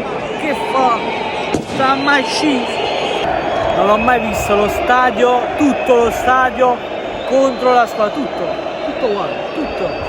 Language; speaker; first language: Italian; native; Italian